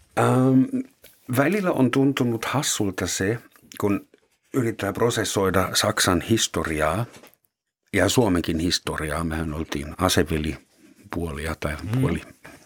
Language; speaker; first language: Finnish; non-native, fluent; German